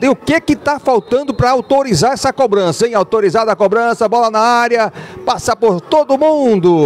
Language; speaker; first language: Portuguese; native; Portuguese